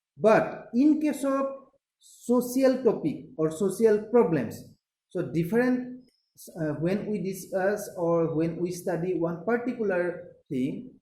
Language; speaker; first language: English; non-native, local second language; Assamese